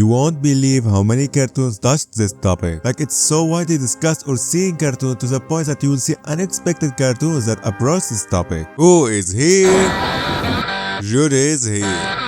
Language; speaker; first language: English; non-native, fluent; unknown